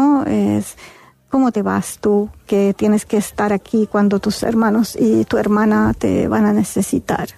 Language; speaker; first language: Spanish; non-native, fluent; Arabic